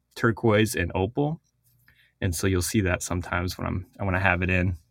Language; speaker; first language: English; early bilingual, other home language; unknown